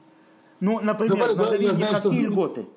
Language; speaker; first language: Russian; native; Russian